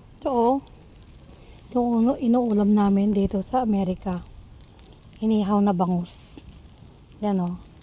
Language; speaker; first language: Filipino; native; Filipino